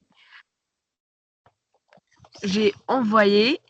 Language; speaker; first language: French; non-native, learner; Arabic